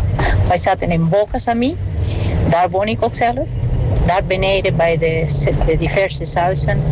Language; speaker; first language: Dutch; non-native, local second language; Papiamento